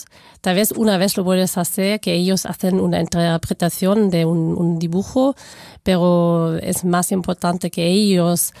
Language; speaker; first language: Spanish; non-native, fluent; German